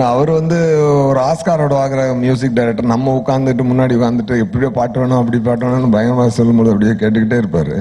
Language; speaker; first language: Tamil; native; Tamil